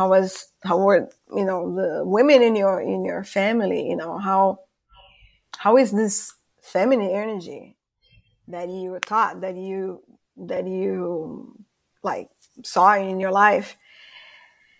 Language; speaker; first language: English; non-native, fluent; Portuguese